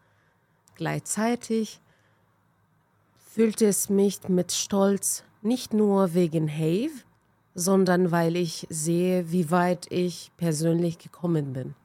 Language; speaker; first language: German; non-native, fluent; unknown